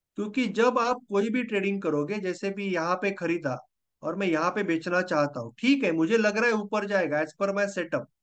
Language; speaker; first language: Hindi; non-native, local second language; Marathi